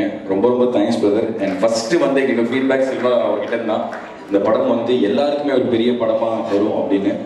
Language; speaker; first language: Tamil; native; Tamil